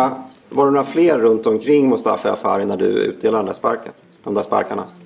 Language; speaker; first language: Swedish; native; Swedish